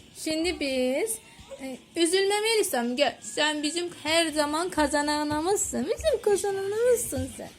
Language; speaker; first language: Turkish; early bilingual, heritage; Turkish